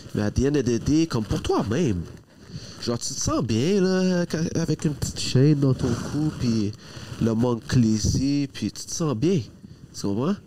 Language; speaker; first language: French; native; French